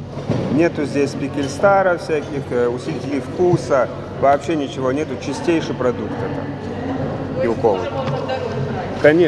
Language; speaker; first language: Russian; non-native, local second language; Adyghe